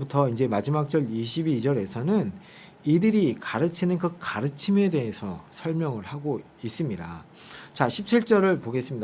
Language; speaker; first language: Korean; native; Korean